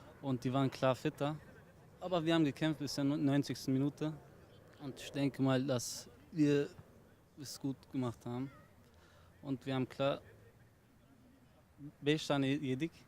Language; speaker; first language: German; early bilingual, other home language; Turkish